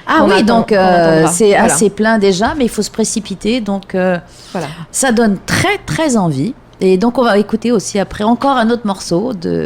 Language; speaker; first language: French; native; French